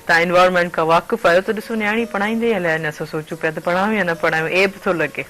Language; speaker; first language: Sindhi; native; Sindhi